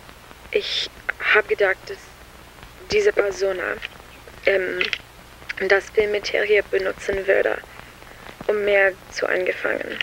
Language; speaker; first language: German; non-native, learner; English